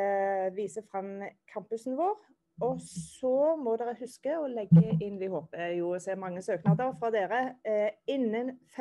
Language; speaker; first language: Norwegian; native; Norwegian